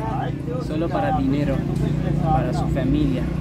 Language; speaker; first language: Spanish; non-native, learner; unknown